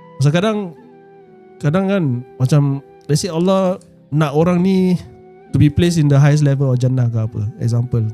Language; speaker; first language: Malay; native; Malay